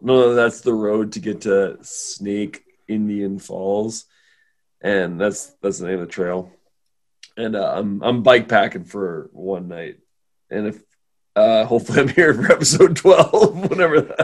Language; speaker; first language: English; native; English